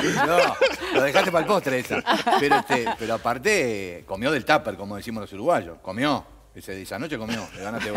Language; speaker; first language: Spanish; native; Spanish